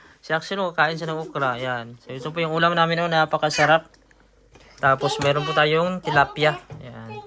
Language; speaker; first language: Filipino; non-native, local second language; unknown